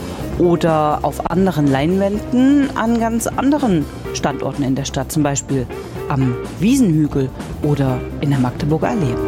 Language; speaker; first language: German; native; German